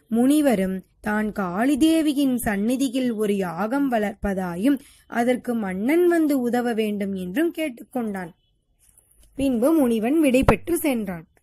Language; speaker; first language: Tamil; native; Tamil